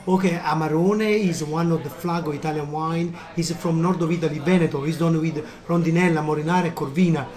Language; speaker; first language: English; non-native, learner; Italian